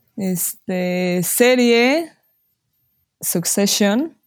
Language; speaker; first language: Spanish; native; Spanish